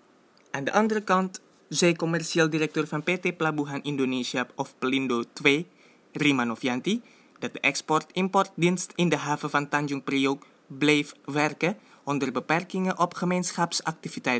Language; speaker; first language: Dutch; non-native, fluent; Indonesian